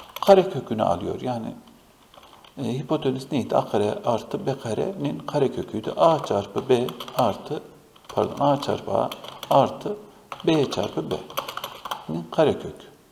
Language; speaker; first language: Turkish; native; Turkish